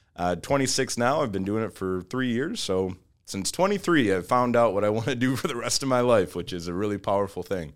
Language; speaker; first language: English; native; English